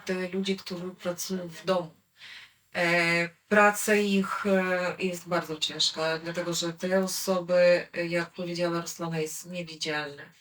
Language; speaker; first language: Polish; non-native, learner; Ukrainian